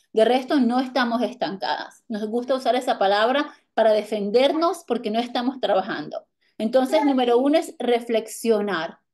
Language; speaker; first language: Spanish; native; Spanish